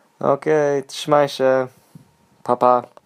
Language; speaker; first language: Polish; non-native, learner; English